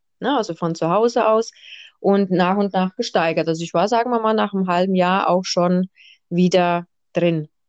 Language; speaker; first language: German; early bilingual, other home language; Russian